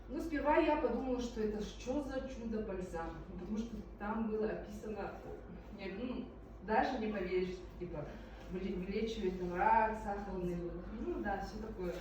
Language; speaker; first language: Russian; non-native, local second language; Yakut